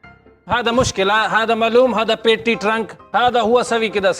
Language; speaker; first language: Arabic; non-native, learner; Punjabi